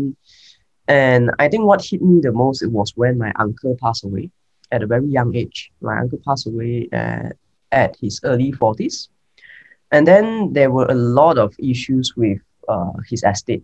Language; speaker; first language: English; non-native, local second language; Cantonese